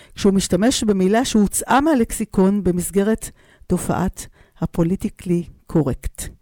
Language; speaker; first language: Hebrew; native; Hebrew